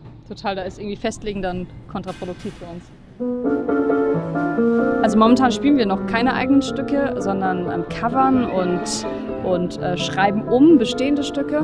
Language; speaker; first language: German; native; German